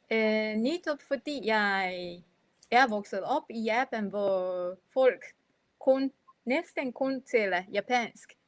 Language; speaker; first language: Danish; non-native, fluent; Japanese